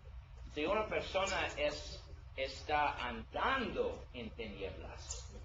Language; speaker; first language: Spanish; non-native, learner; English